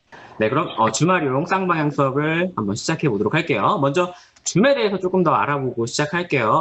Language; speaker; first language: Korean; native; Korean